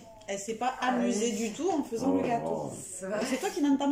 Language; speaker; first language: French; native; French